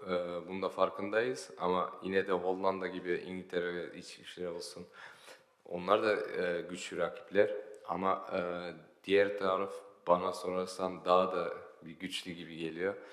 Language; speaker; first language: Turkish; early bilingual, heritage; Turkish